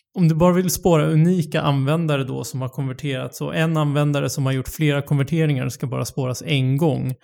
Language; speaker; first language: Swedish; native; Swedish